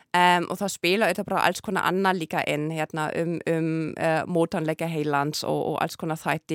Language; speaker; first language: Icelandic; non-native, fluent; German